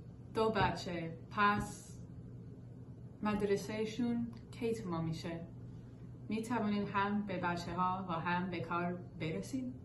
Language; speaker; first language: Persian; non-native, learner; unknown